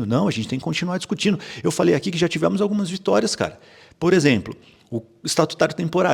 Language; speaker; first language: Portuguese; native; Portuguese